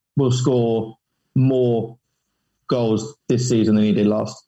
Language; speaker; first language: English; native; English